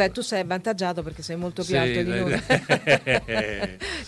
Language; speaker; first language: Italian; native; Italian